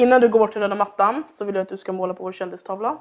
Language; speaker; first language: Swedish; native; Swedish